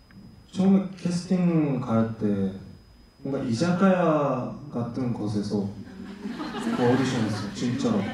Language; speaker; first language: Korean; non-native, learner; Japanese